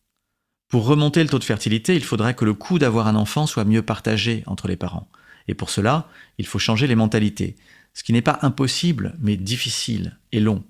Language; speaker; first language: French; native; French